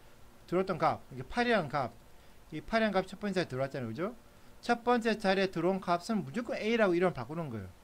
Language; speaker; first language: Korean; native; Korean